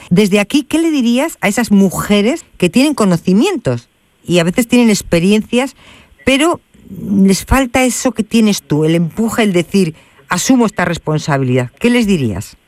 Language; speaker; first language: Spanish; native; Spanish